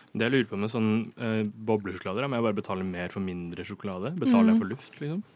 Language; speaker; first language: Norwegian; early bilingual, other home language; Vietnamese